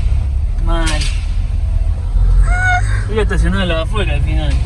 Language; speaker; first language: Spanish; native; Spanish